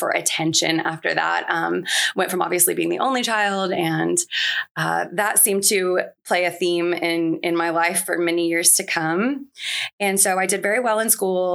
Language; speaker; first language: English; native; English